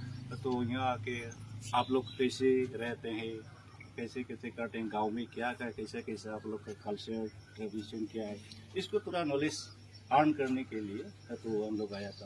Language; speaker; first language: Hindi; non-native, local second language; Bodo